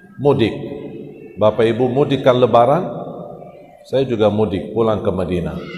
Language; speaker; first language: Indonesian; non-native, fluent; Arabic